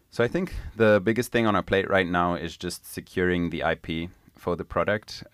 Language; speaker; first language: English; non-native, local second language; Italian